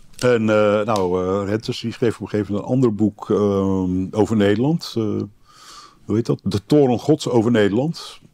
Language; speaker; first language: Dutch; native; Dutch